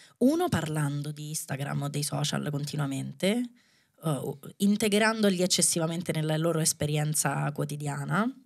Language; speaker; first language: Italian; native; Italian